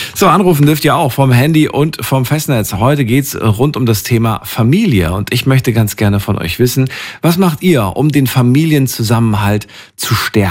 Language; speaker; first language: German; native; German